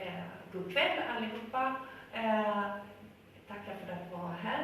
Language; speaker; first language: Swedish; non-native, fluent; Spanish